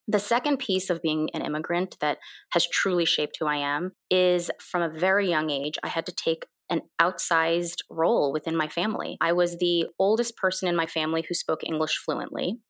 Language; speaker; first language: English; early bilingual, other home language; Korean